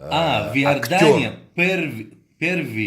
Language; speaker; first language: Russian; non-native, learner; Arabic